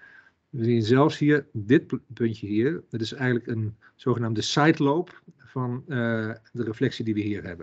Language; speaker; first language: Dutch; native; Dutch